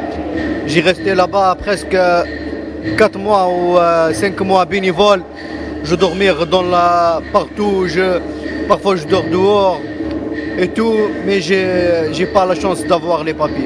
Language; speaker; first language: French; non-native, learner; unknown